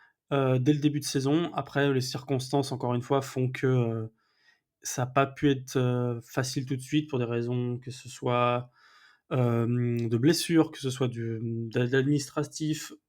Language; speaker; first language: French; native; French